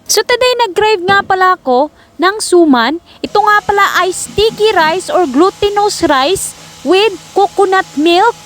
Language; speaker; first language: Filipino; non-native, local second language; Cebuano